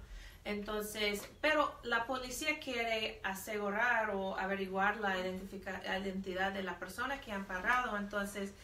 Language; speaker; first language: Spanish; non-native, fluent; English